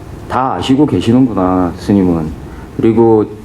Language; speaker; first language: Korean; native; Korean